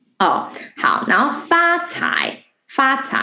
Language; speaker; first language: Chinese; non-native, fluent; English